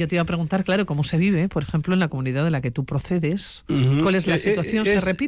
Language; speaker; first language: Spanish; native; Spanish